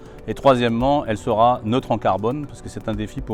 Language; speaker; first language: French; native; French